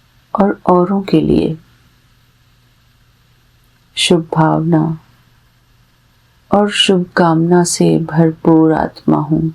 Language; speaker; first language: Hindi; native; Hindi